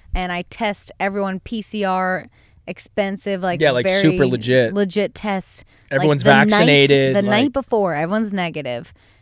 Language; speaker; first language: English; native; English